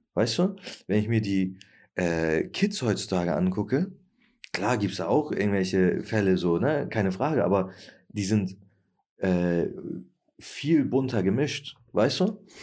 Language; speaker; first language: German; early bilingual, other home language; Turkish